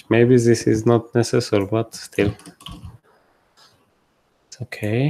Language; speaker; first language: English; non-native, fluent; Georgian